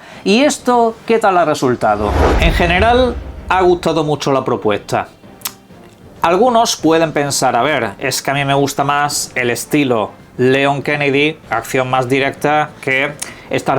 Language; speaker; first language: Spanish; native; Spanish